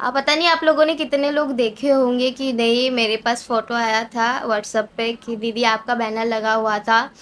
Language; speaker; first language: Hindi; non-native, local second language; Bangla